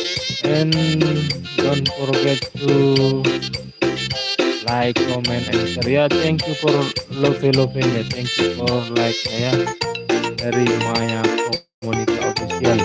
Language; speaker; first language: English; non-native, learner; Indonesian